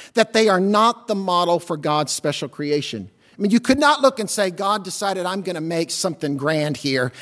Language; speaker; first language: English; native; English